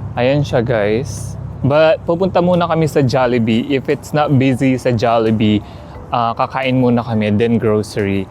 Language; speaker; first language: Filipino; non-native, local second language; Pampanga